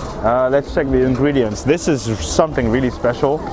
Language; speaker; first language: English; non-native, fluent; German